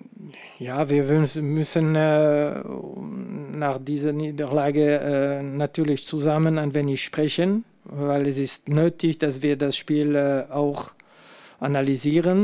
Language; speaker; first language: German; non-native, fluent; French